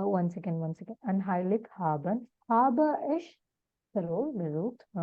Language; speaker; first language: German; non-native, fluent; Malayalam